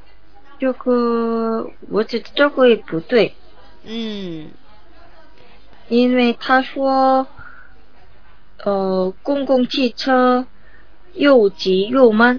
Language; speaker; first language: Chinese; non-native, learner; Korean